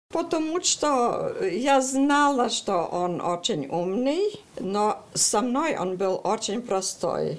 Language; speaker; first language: Russian; early bilingual, heritage; Russian